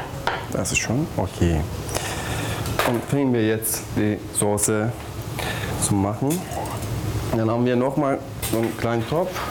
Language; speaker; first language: German; non-native, learner; Turkish